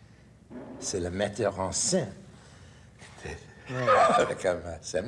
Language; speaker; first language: French; non-native, fluent; English